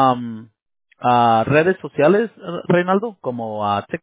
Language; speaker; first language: Spanish; early bilingual, heritage; Spanish